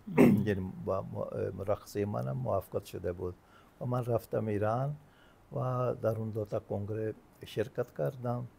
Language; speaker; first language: Persian; non-native, fluent; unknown